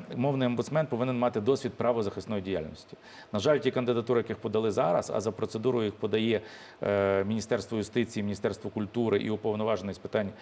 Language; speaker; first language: Ukrainian; native; Ukrainian